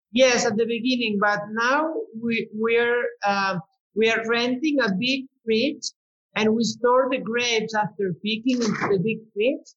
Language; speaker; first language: English; non-native, fluent; Spanish